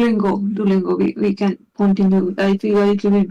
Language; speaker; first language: English; non-native, learner; Hungarian